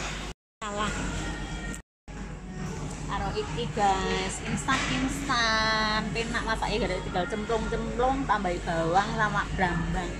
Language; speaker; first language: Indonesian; non-native, local second language; Javanese